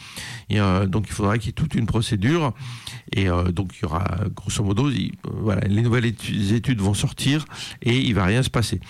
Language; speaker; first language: French; native; French